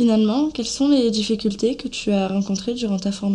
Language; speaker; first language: French; native; French